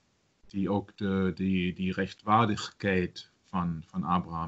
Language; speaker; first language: Dutch; non-native, learner; German